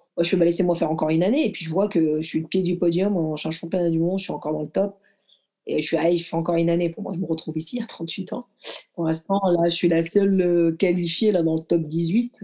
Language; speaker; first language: French; early bilingual, other home language; Arabic